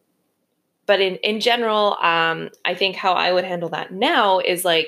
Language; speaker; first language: English; native; English